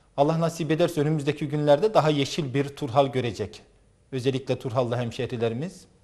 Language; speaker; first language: Turkish; native; Turkish